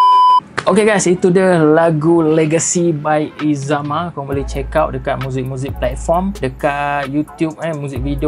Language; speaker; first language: Malay; native; Malay